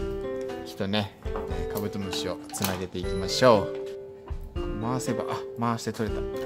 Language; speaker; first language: Japanese; native; Japanese